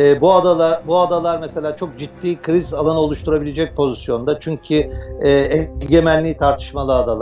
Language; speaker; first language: Turkish; native; Turkish